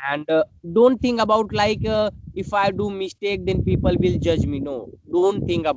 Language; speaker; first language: English; non-native, learner; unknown